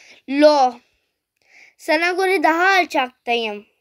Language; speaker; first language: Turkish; non-native, fluent; Urdu